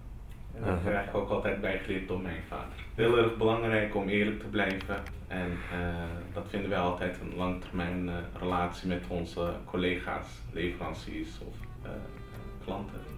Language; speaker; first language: Dutch; early bilingual, other home language; Turkish